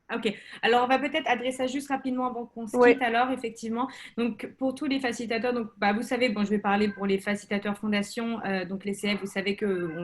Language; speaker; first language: French; native; French